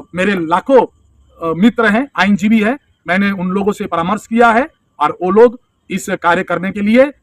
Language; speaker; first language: Hindi; non-native, local second language; Bangla